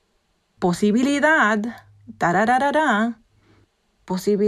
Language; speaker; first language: English; non-native, fluent; Spanish